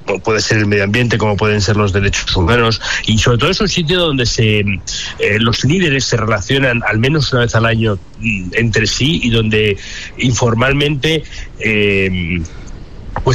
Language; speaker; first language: Spanish; native; Spanish